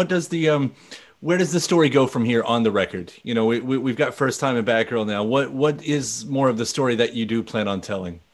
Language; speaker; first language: English; native; English